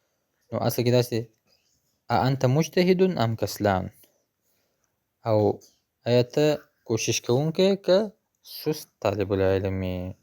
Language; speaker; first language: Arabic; non-native, fluent; Pashto